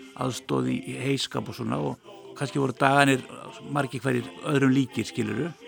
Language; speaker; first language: Icelandic; native; Icelandic